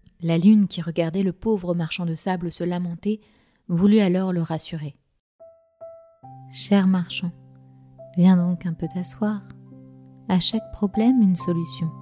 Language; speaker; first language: French; native; French